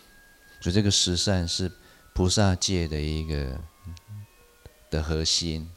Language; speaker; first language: Chinese; native; Chinese